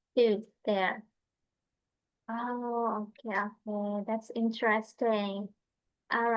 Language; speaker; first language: English; non-native, fluent; Indonesian